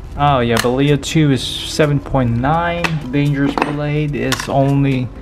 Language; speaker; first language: English; non-native, local second language; Chinese